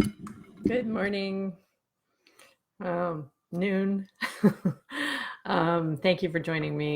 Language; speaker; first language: English; native; English